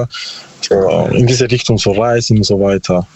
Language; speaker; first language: German; non-native, learner; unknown